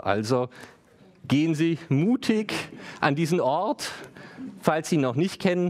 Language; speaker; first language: German; native; German